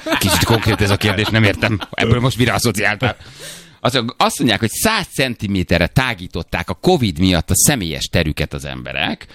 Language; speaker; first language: Hungarian; native; Hungarian